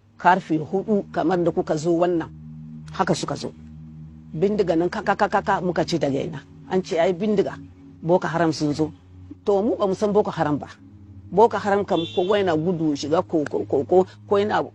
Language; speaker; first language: Hausa; non-native, local second language; Kanuri